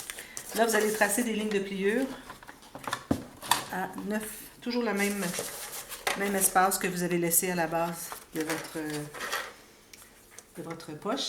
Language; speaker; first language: French; native; French